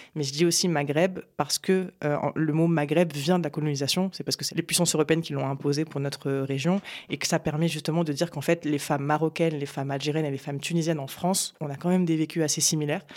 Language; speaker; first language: French; native; French